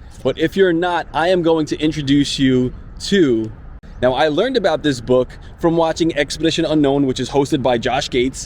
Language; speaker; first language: English; native; English